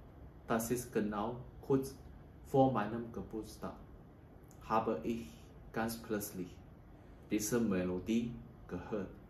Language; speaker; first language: German; non-native, learner; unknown